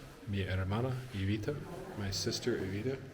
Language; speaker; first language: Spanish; non-native, learner; English